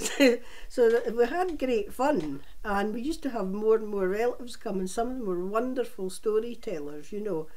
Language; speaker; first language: English; native; English